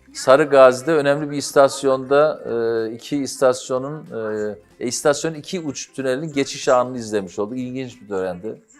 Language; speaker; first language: Turkish; native; Turkish